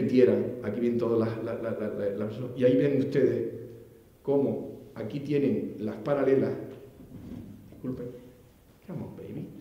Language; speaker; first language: Spanish; native; Spanish